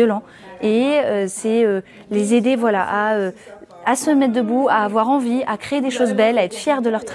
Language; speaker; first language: French; native; French